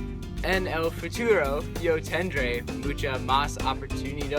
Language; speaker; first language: Spanish; non-native, learner; English